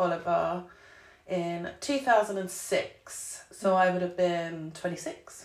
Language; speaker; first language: English; native; English